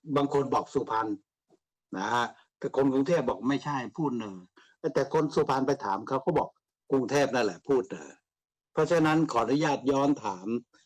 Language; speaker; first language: Thai; native; Thai